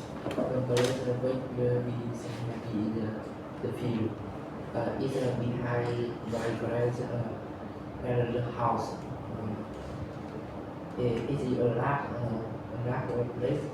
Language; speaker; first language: English; non-native, learner; Vietnamese